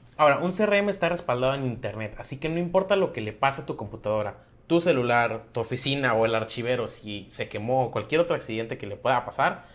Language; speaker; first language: Spanish; native; Spanish